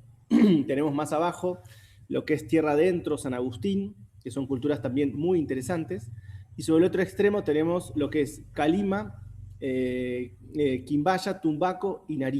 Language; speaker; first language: Spanish; native; Spanish